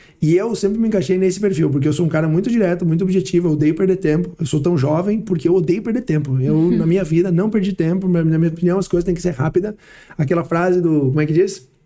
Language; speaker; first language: Portuguese; early bilingual, heritage; Portuguese